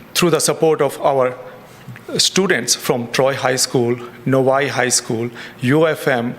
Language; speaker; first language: English; non-native, fluent; German